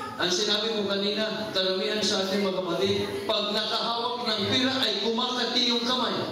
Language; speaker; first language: Filipino; non-native, local second language; Cebuano